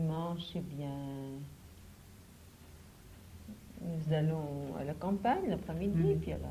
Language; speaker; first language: French; native; French